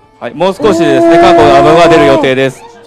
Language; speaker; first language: Japanese; non-native, fluent; Korean